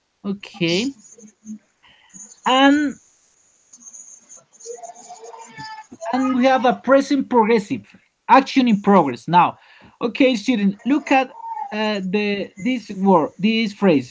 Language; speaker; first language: English; non-native, learner; Spanish